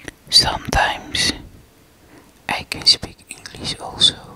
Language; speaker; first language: English; non-native, learner; Dutch